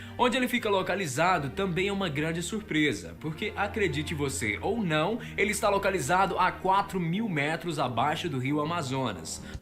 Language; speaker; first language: Portuguese; native; Portuguese